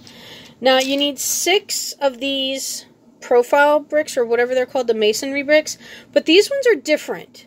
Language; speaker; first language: English; native; English